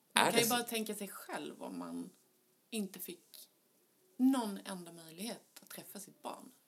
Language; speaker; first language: Swedish; native; Swedish